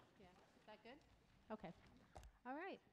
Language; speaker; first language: English; native; English